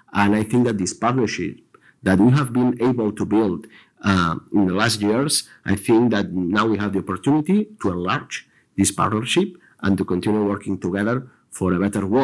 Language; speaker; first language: English; non-native, fluent; Catalan